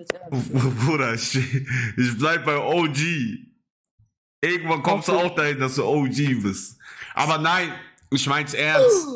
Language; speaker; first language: German; native; German